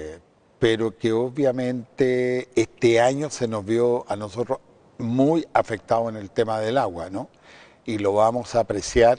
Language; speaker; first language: Spanish; native; Spanish